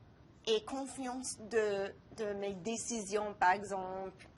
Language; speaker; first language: French; non-native, local second language; English